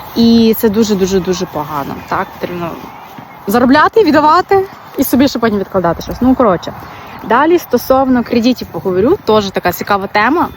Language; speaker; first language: Ukrainian; non-native, local second language; Russian